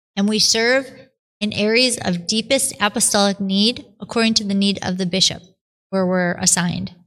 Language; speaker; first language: English; native; English